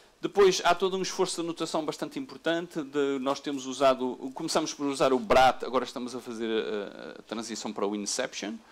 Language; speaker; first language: Portuguese; native; Portuguese